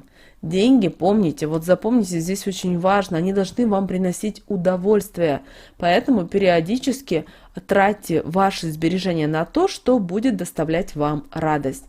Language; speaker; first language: Russian; native; Russian